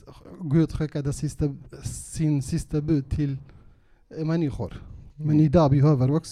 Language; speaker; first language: Swedish; non-native, local second language; Kurdish